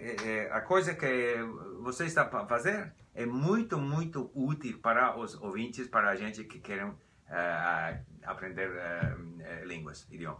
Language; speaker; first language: Portuguese; non-native, learner; English